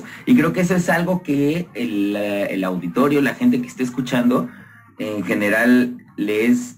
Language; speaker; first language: Spanish; native; Spanish